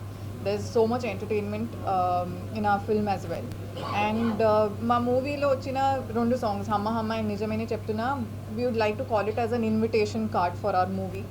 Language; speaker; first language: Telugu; non-native, fluent; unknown